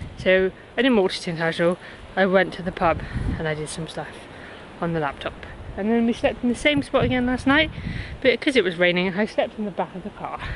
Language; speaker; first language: English; native; English